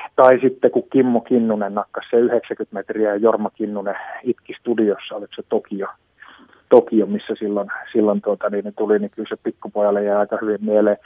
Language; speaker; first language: Finnish; native; Finnish